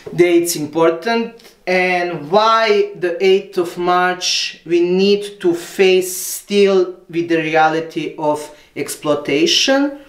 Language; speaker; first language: English; non-native, learner; Serbian